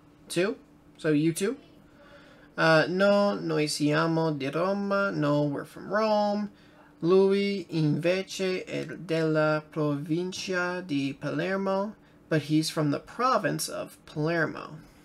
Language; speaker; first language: Italian; non-native, learner; English